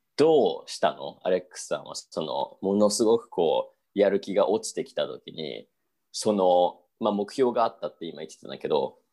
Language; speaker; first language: Japanese; native; Japanese